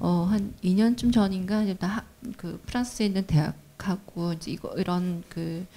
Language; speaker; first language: Korean; native; Korean